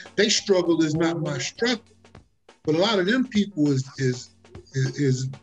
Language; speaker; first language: English; native; English